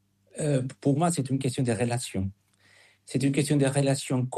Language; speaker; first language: French; non-native, fluent; Spanish